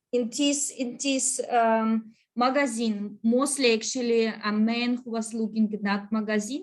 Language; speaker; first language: English; non-native, learner; Russian